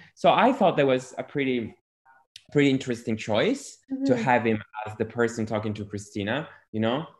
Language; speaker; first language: English; non-native, fluent; Italian